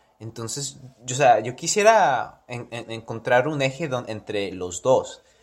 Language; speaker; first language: Spanish; early bilingual, heritage; Spanish